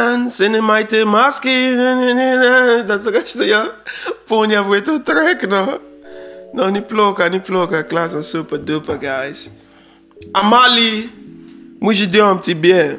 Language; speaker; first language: Russian; non-native, learner; Arabic